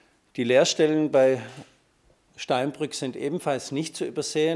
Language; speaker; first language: German; native; German